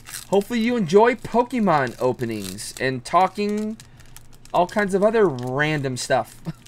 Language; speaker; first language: English; native; English